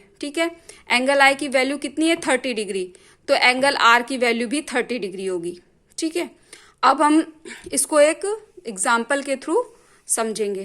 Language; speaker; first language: Hindi; native; Hindi